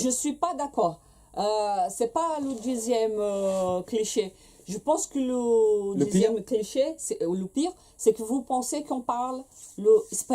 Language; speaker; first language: French; non-native, fluent; Portuguese